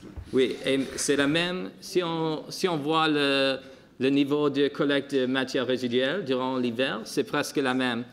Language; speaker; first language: French; non-native, local second language; English